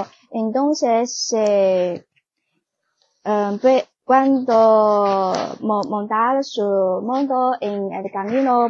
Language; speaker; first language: Spanish; non-native, learner; Chinese